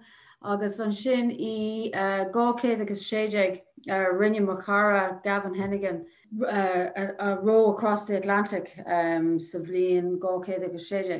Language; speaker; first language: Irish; non-native, local second language; English